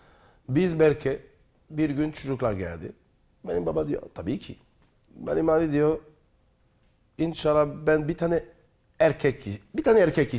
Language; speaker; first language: Turkish; non-native, learner; French